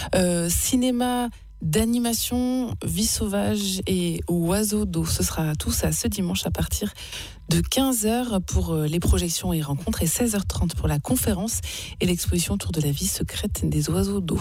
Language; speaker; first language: French; native; French